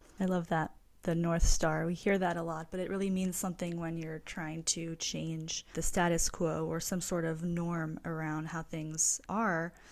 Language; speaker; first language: English; native; English